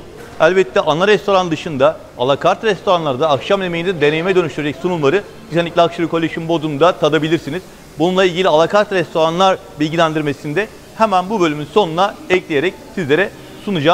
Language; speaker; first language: Turkish; native; Turkish